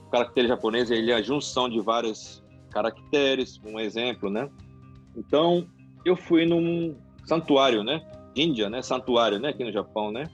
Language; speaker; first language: Portuguese; non-native, local second language; Japanese